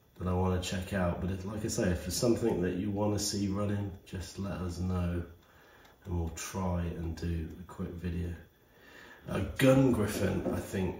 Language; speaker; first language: English; native; English